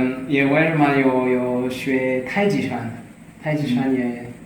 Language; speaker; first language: Chinese; non-native, learner; French